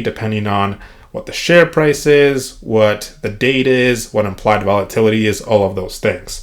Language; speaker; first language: English; native; English